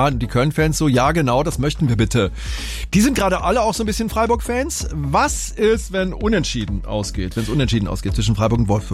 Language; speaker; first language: German; native; German